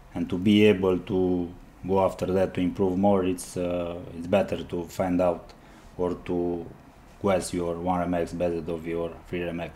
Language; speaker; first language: English; non-native, learner; Romanian